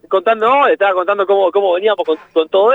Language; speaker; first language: Spanish; native; Spanish